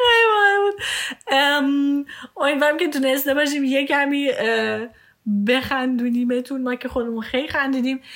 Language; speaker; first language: Persian; early bilingual, heritage; Persian